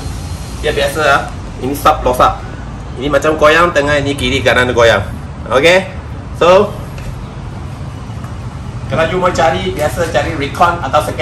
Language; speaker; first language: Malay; non-native, local second language; Chinese